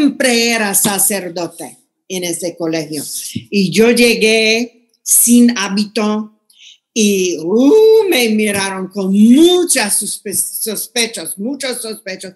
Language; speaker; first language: Spanish; non-native, fluent; English